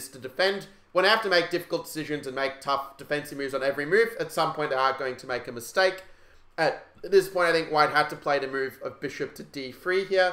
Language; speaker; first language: English; native; English